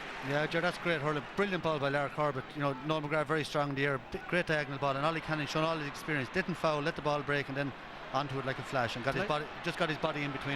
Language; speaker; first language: English; native; English